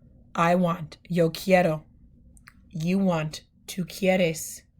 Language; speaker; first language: Spanish; non-native, fluent; English